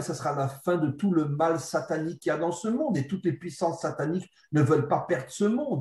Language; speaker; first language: French; native; French